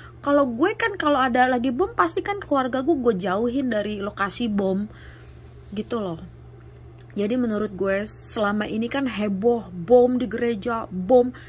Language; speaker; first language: Indonesian; native; Indonesian